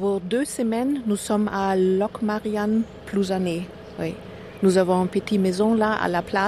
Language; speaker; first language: French; non-native, learner; German